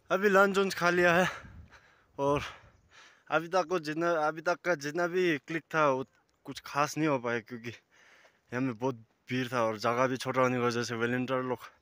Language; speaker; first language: Hindi; non-native, local second language; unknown